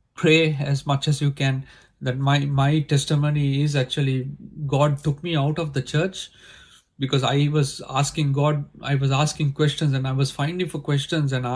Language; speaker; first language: English; non-native, local second language; Sinhala